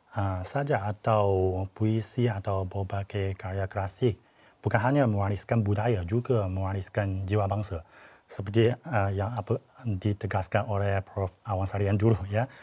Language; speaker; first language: Malay; non-native, fluent; Chinese